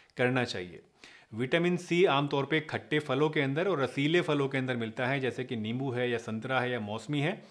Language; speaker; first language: Hindi; native; Hindi